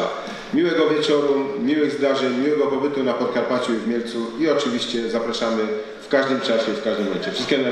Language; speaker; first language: Polish; native; Polish